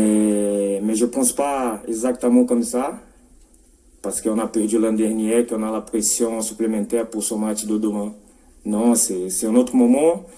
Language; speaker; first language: French; non-native, fluent; Portuguese